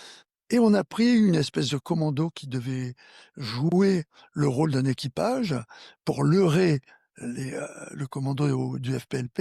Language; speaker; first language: French; native; French